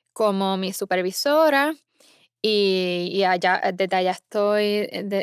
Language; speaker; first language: Spanish; native; Spanish